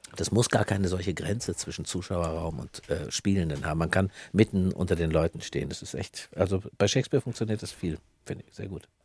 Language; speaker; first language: German; native; German